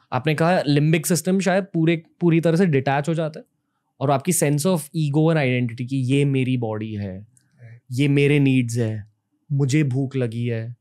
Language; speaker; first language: Hindi; native; Hindi